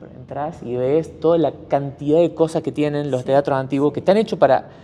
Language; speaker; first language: Spanish; native; Spanish